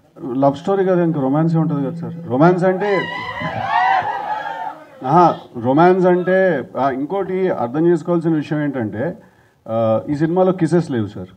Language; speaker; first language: Telugu; native; Telugu